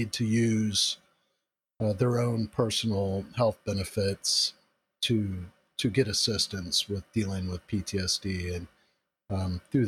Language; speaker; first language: English; native; English